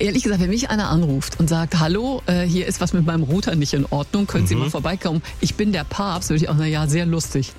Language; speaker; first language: German; native; German